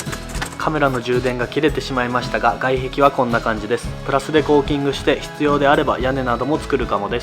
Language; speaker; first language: Japanese; native; Japanese